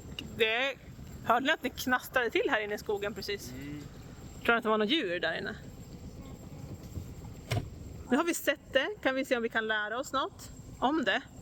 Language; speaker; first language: Swedish; native; Swedish